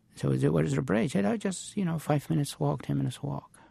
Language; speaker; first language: English; non-native, fluent; Arabic